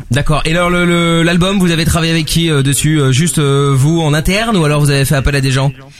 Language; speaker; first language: French; native; French